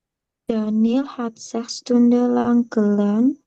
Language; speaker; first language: German; non-native, learner; Indonesian